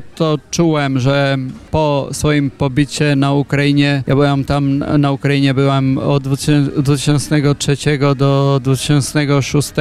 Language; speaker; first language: Polish; non-native, fluent; Macedonian